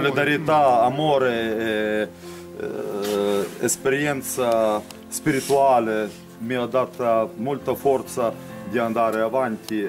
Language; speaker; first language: Italian; non-native, learner; Ukrainian